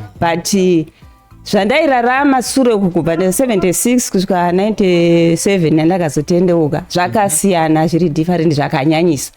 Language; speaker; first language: Shona; early bilingual, heritage; Shona